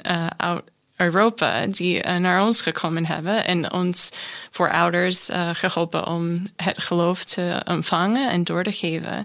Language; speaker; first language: Dutch; non-native, learner; English